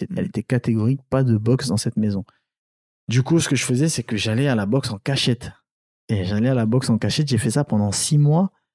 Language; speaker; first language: French; early bilingual, other home language; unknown